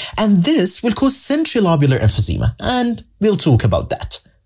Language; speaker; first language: English; non-native, fluent; Arabic